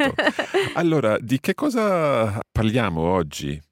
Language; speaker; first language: Italian; non-native, fluent; English